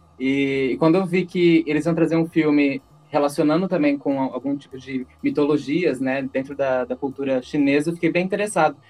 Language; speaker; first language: Portuguese; native; Portuguese